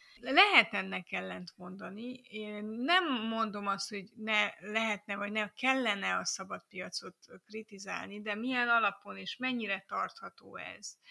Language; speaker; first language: Hungarian; native; Hungarian